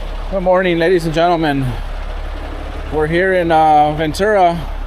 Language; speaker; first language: English; early bilingual, other home language; Spanish